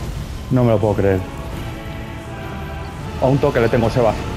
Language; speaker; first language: Spanish; native; Spanish